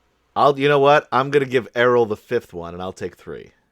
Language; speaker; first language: English; native; English